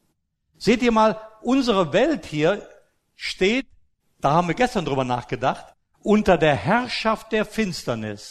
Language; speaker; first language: German; native; German